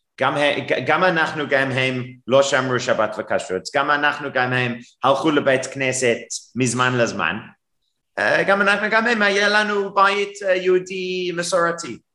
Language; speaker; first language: Hebrew; non-native, fluent; English